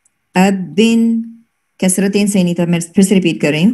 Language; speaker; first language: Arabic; non-native, learner; Urdu